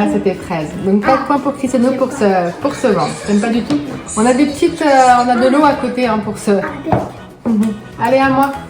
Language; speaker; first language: French; native; French